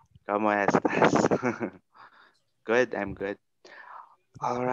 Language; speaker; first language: Spanish; non-native, learner; Filipino